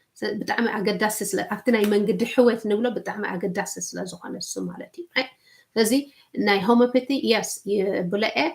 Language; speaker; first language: Tigrinya; early bilingual, heritage; Tigrinya